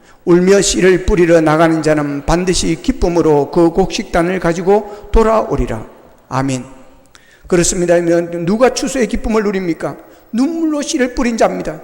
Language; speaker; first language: Korean; native; Korean